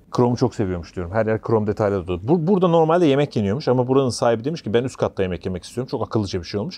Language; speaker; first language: Turkish; native; Turkish